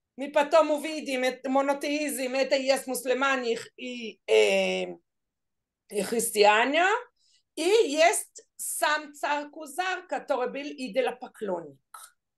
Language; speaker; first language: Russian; non-native, learner; Hebrew